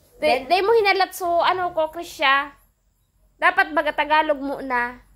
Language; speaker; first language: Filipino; non-native, local second language; Bikol